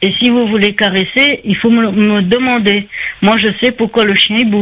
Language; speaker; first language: French; native; French